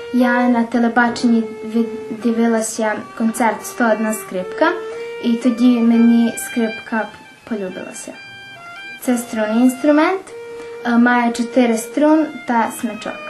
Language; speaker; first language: Ukrainian; early bilingual, heritage; Ukrainian